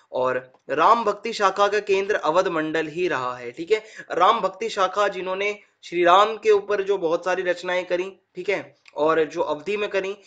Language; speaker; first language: Hindi; native; Hindi